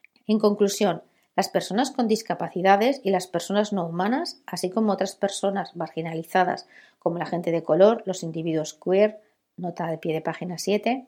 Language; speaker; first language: Spanish; native; Spanish